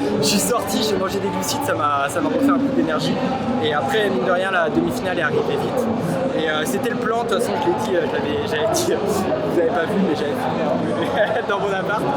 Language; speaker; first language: French; native; French